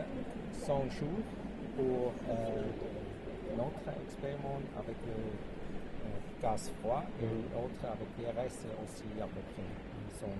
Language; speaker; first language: French; non-native, fluent; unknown